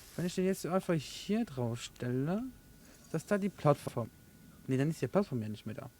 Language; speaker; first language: German; non-native, local second language; Luxembourgish